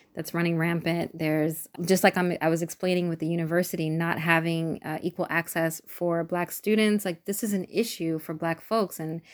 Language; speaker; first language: English; native; English